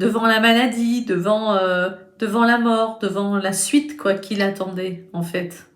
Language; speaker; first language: French; native; French